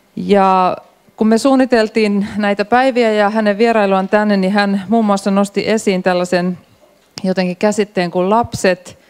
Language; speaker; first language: Finnish; native; Finnish